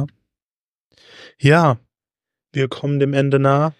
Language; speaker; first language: German; native; German